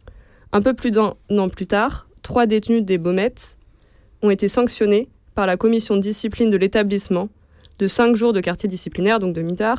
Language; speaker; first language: French; native; French